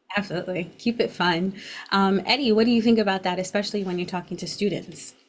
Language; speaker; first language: English; native; English